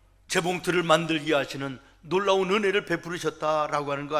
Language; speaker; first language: Korean; native; Korean